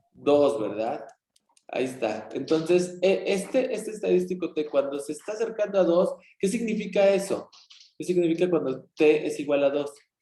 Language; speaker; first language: Spanish; native; Spanish